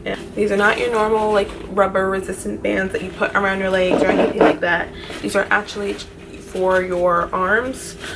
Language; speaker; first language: English; native; English